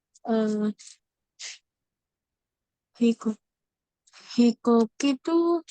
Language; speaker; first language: Japanese; non-native, learner; Indonesian